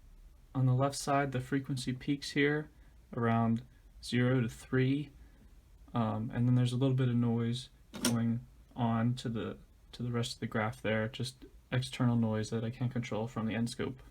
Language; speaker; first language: English; native; English